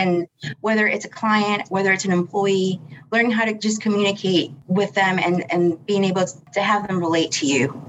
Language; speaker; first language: English; early bilingual, other home language; Spanish